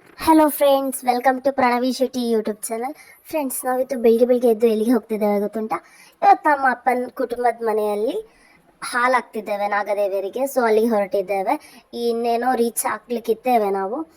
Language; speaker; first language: Kannada; non-native, local second language; Tulu